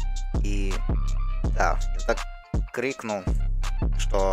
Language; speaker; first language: Russian; early bilingual, heritage; Russian